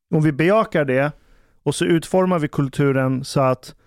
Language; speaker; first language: Swedish; native; Swedish